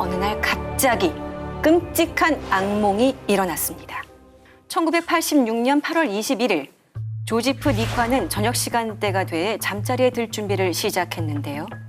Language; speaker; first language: Korean; native; Korean